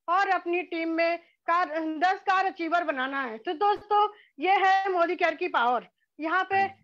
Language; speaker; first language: Hindi; native; Hindi